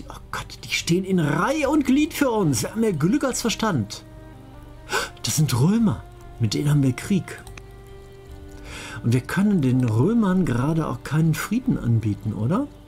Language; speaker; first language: German; native; German